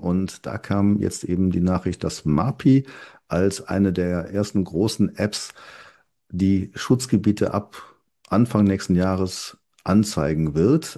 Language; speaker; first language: German; native; German